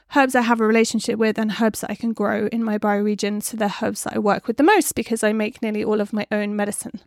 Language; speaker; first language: English; native; English